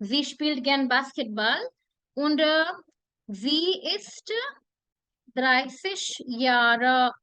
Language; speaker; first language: German; non-native, fluent; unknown